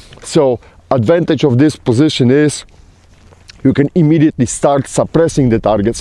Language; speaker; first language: English; non-native, fluent; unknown